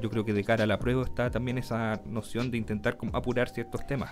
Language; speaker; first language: Spanish; native; Spanish